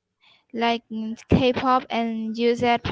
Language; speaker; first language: English; non-native, learner; Vietnamese